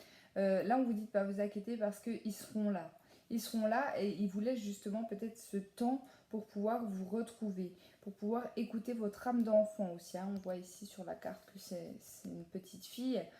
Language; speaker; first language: French; native; French